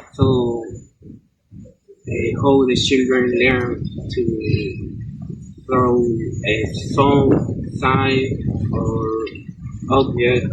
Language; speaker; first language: English; non-native, learner; Spanish